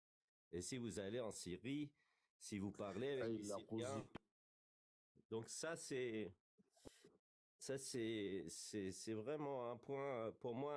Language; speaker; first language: French; non-native, fluent; Kurdish